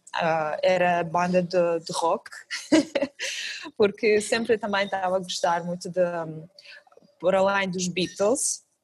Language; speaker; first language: Portuguese; non-native, fluent; Kazakh